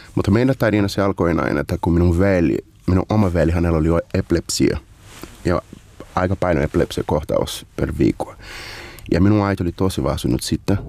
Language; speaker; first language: Finnish; non-native, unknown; Portuguese